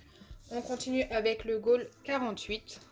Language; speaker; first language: French; native; French